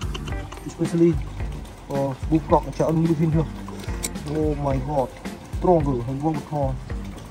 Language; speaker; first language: English; non-native, learner; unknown